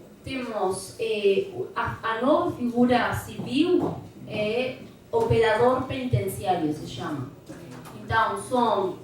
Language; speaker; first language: Portuguese; non-native, fluent; Spanish